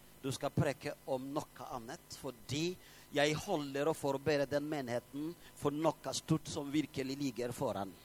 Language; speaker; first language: Norwegian; non-native, fluent; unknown